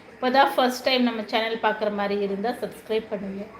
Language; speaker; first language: Tamil; non-native, local second language; Telugu